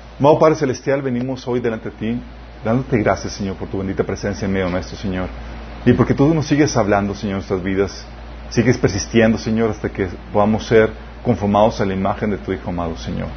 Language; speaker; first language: Spanish; native; Spanish